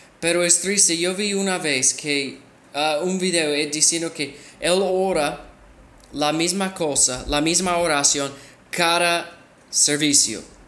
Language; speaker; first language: Spanish; non-native, fluent; English